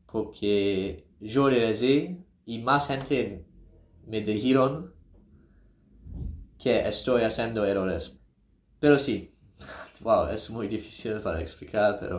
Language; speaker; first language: Spanish; non-native, learner; English